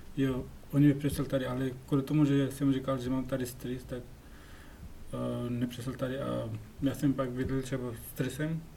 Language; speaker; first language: Czech; non-native, learner; Pashto